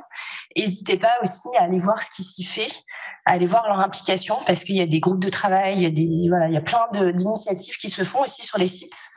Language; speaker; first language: French; native; French